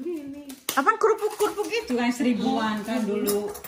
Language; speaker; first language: Indonesian; native; Indonesian